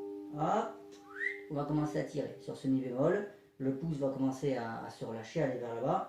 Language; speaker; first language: French; native; French